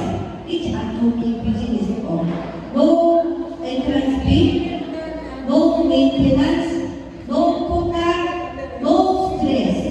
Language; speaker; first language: English; non-native, learner; Korean